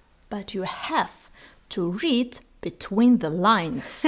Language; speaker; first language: English; non-native, fluent; Russian